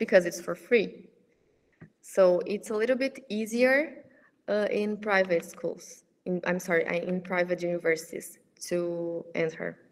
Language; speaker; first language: English; non-native, fluent; Portuguese